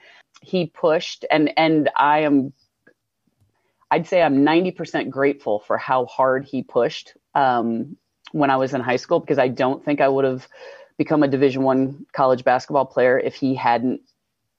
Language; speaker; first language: English; native; English